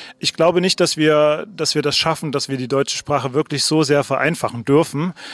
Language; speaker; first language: German; native; German